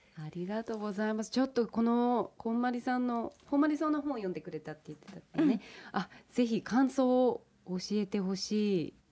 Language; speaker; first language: Japanese; early bilingual, heritage; English